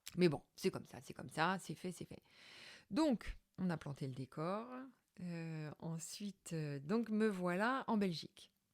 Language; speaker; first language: French; native; French